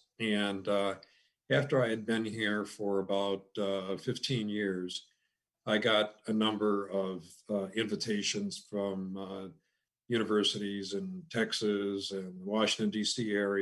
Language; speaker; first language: English; native; English